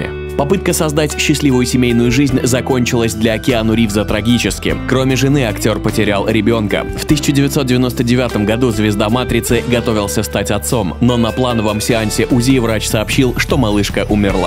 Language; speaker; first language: Russian; native; Russian